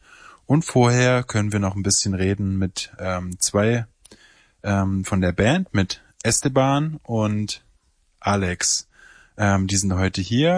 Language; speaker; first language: German; native; German